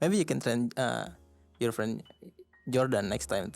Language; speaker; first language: English; non-native, learner; Indonesian